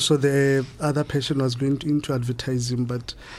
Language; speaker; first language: English; non-native, local second language; Southern Sotho